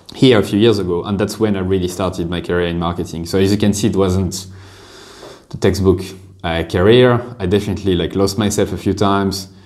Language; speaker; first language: English; non-native, fluent; French